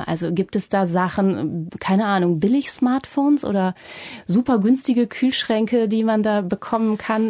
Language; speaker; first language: German; native; German